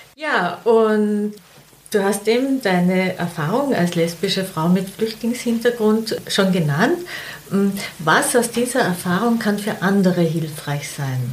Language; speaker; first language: German; native; German